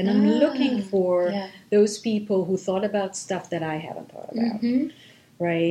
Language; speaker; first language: English; non-native, fluent; Hebrew